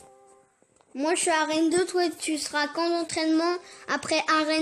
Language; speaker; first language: French; native; French